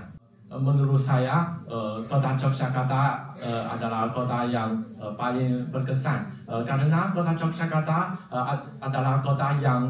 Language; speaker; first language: Indonesian; non-native, fluent; Chinese